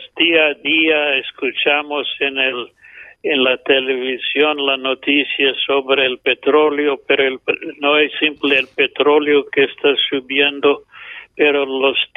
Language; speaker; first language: Spanish; non-native, fluent; English